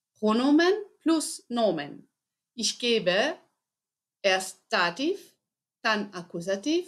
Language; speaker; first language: German; non-native, fluent; Spanish